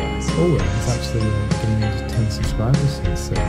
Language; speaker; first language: English; native; English